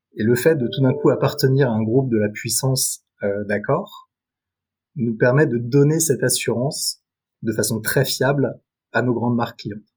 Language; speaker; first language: French; native; French